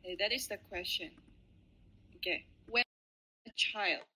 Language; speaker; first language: English; non-native, fluent; Indonesian